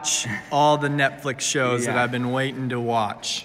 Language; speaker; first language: English; native; English